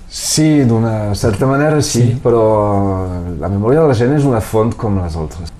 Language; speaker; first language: Catalan; non-native, local second language; French